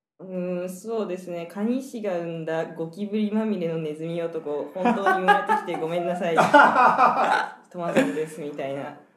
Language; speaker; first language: Japanese; native; Japanese